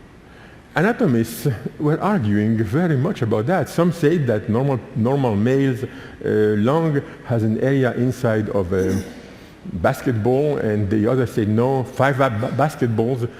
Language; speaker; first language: English; non-native, fluent; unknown